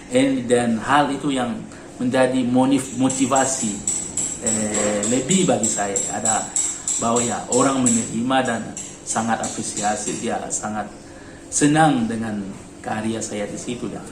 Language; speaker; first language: Indonesian; non-native, learner; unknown